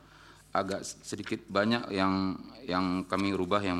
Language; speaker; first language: Indonesian; native; Indonesian